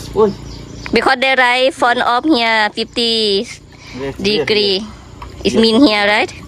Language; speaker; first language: English; non-native, learner; Thai